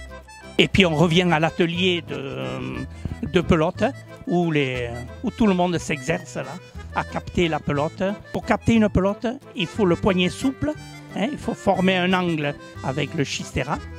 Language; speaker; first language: French; native; French